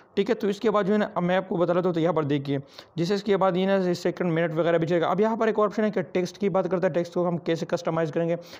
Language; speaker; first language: Urdu; non-native, local second language; Pashto